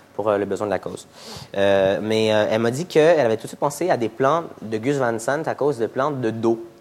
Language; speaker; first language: French; native; French